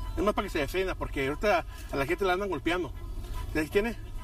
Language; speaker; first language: Spanish; early bilingual, heritage; Spanish